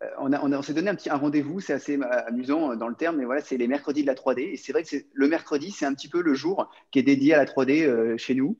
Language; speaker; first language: French; native; French